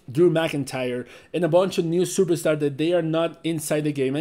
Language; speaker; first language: English; non-native, learner; Spanish